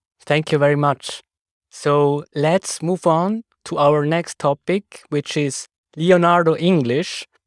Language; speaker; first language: English; non-native, fluent; Swiss German